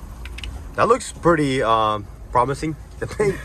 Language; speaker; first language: English; native; English